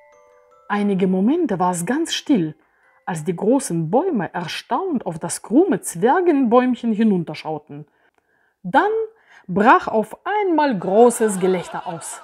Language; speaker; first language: German; native; German